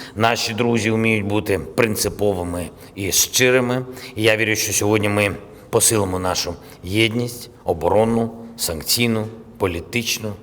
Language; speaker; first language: Ukrainian; non-native, local second language; Russian